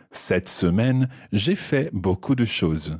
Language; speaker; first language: French; non-native, fluent; English